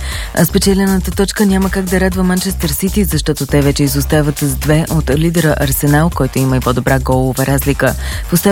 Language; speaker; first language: Bulgarian; native; Bulgarian